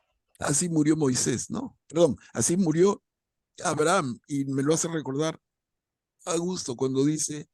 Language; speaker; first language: Spanish; native; Spanish